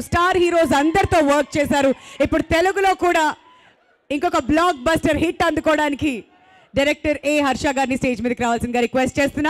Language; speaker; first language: Telugu; native; Telugu